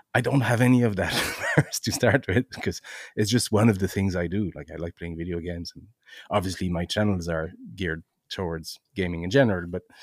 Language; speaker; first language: English; non-native, fluent; French